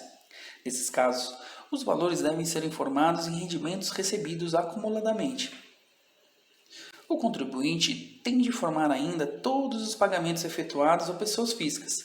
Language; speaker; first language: Portuguese; native; Portuguese